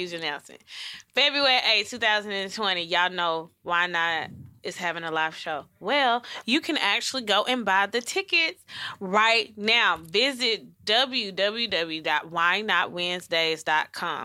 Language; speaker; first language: English; native; English